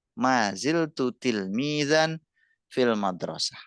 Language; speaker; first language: Arabic; non-native, fluent; Indonesian